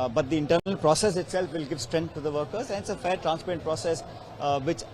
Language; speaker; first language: English; non-native, local second language; Hindi